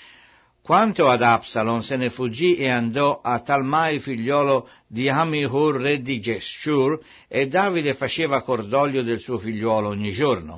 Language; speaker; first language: Italian; native; Italian